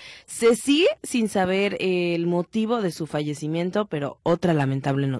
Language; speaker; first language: Spanish; native; Spanish